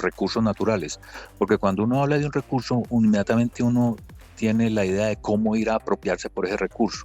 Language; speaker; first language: Spanish; native; Spanish